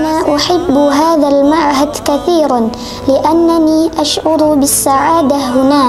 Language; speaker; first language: Arabic; non-native, learner; Indonesian